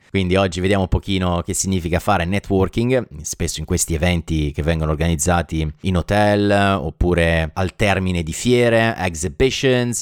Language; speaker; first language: Italian; native; Italian